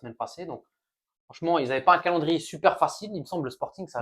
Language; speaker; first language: French; native; French